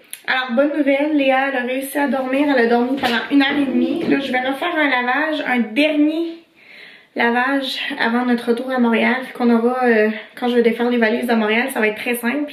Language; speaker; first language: French; native; French